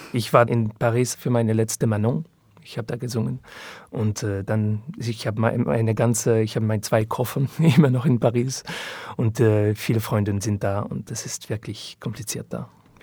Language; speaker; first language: German; non-native, learner; French